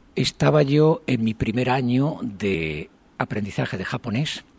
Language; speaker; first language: Spanish; native; Spanish